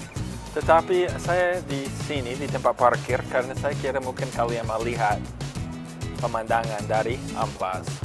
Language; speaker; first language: Indonesian; non-native, fluent; English